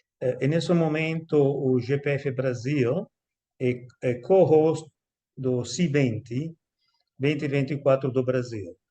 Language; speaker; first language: Portuguese; non-native, fluent; Italian